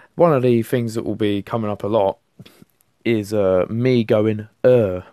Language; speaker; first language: English; native; English